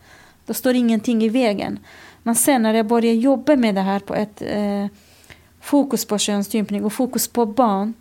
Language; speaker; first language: Swedish; non-native, fluent; Kurdish